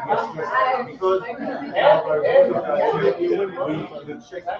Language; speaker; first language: English; non-native, learner; French